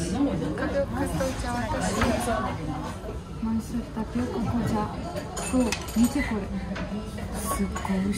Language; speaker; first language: Japanese; non-native, fluent; Romanian